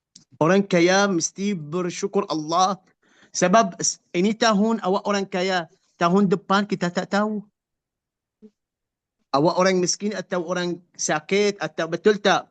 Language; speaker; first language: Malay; non-native, fluent; Arabic